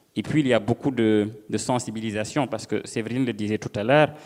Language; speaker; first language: French; non-native, local second language; Serer